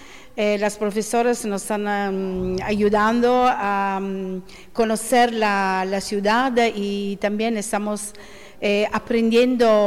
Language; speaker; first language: Spanish; non-native, fluent; Italian